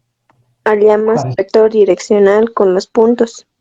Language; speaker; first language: Spanish; native; Spanish